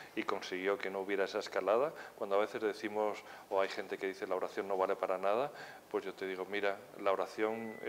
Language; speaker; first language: Spanish; native; Spanish